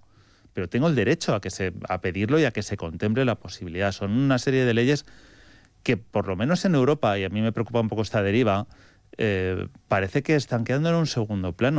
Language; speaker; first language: Spanish; native; Spanish